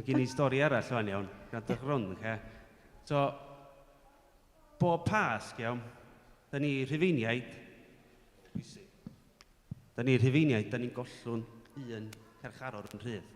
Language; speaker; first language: Welsh; native; Welsh